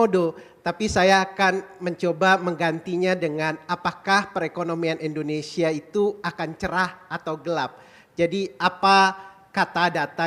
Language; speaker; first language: Indonesian; native; Indonesian